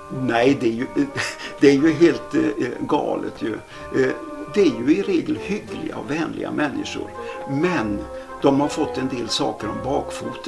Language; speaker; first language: Swedish; native; Swedish